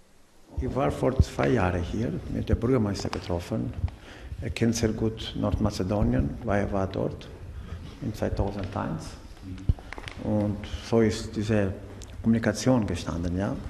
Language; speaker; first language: German; non-native, learner; Macedonian